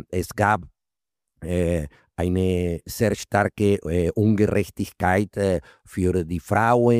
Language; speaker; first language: German; non-native, fluent; Spanish